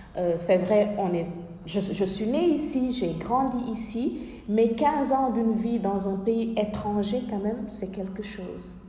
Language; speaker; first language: French; non-native, local second language; Wolof